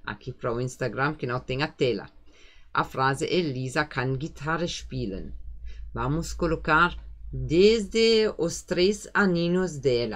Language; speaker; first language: Portuguese; non-native, fluent; German